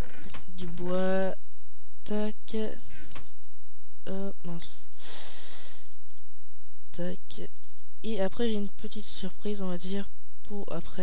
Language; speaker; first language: French; native; French